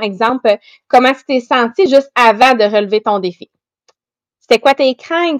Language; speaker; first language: French; native; French